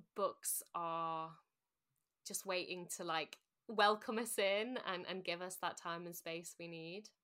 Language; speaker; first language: English; native; English